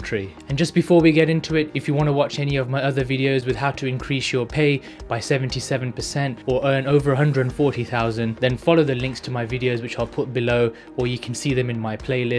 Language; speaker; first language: English; native; English